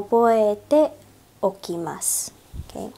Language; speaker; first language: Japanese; non-native, fluent; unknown